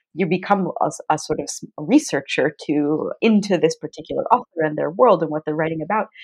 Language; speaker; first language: English; native; English